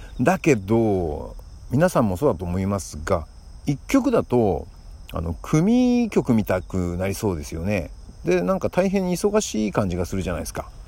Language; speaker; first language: Japanese; native; Japanese